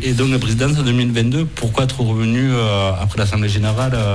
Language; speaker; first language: French; native; French